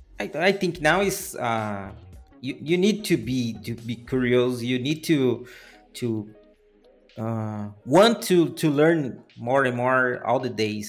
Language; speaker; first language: English; non-native, learner; Portuguese